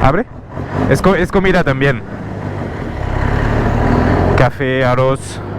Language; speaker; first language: Spanish; non-native, learner; French